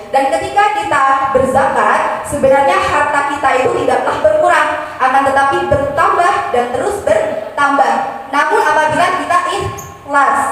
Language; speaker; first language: Indonesian; non-native, local second language; Madurese